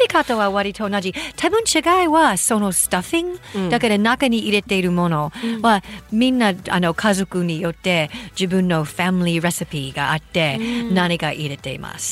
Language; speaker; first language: Japanese; non-native, fluent; English